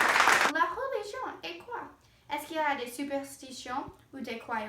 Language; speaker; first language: French; non-native, learner; English